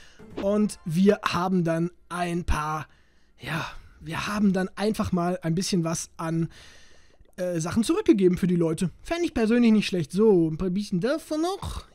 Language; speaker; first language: German; native; German